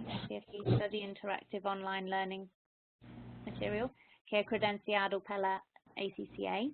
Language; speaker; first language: Portuguese; non-native, fluent; English